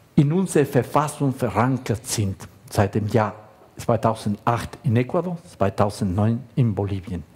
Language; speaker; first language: German; non-native, fluent; Spanish